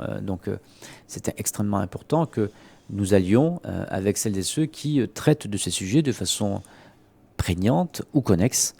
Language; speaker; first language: French; native; French